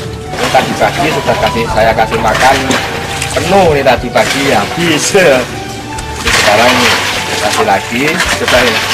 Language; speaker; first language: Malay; non-native, local second language; Javanese